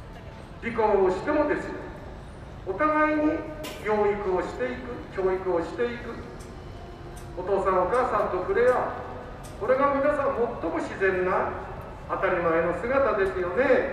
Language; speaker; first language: Japanese; native; Japanese